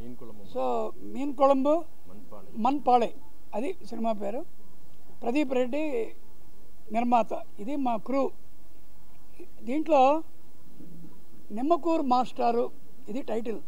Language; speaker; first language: Telugu; native; Telugu